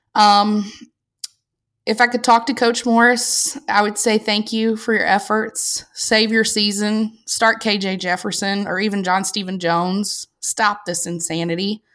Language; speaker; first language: English; native; English